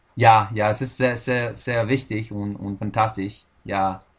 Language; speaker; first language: German; non-native, learner; Spanish